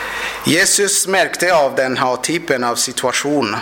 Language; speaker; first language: Swedish; non-native, fluent; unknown